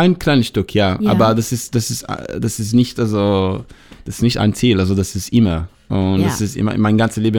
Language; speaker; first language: German; non-native, fluent; Hebrew